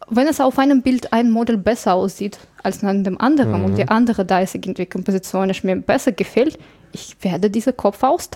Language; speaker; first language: German; non-native, fluent; English